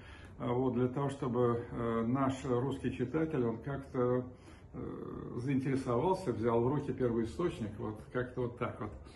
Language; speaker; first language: Russian; native; Russian